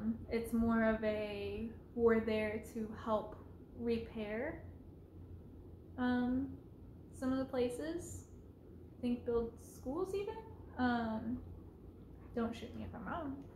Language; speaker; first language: English; native; English